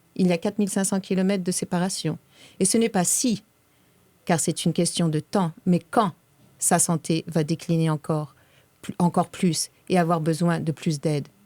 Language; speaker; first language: French; native; French